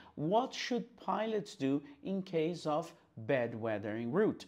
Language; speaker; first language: English; non-native, fluent; Portuguese